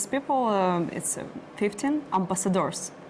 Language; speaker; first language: English; non-native, learner; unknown